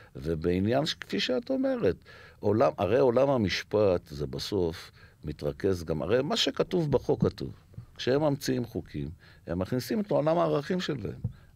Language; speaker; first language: Hebrew; native; Hebrew